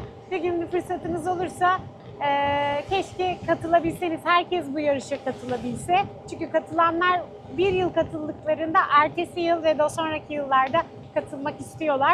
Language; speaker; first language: Turkish; native; Turkish